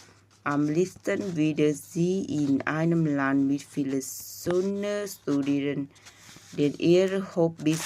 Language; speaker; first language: German; non-native, learner; Vietnamese